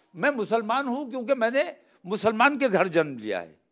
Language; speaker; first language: Hindi; native; Hindi